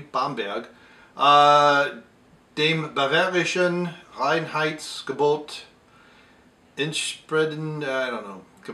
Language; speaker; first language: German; non-native, learner; English